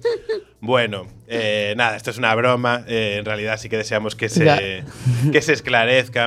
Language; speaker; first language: Spanish; native; Spanish